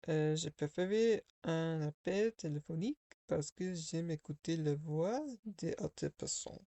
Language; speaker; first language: French; non-native, learner; English